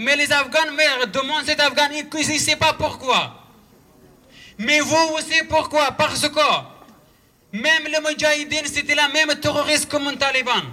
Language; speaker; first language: French; non-native, learner; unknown